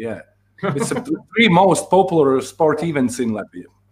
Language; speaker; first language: English; non-native, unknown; Latvian